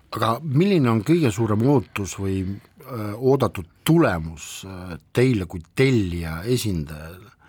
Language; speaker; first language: Estonian; non-native, local second language; Russian